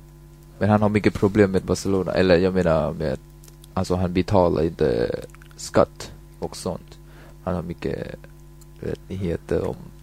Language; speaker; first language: Swedish; non-native, fluent; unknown